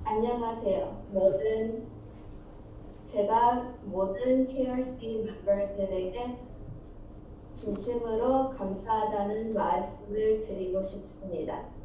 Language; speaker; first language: Korean; early bilingual, heritage; English